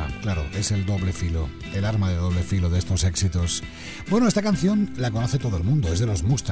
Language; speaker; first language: Spanish; native; Spanish